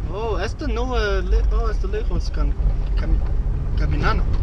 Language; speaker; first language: Spanish; non-native, learner; English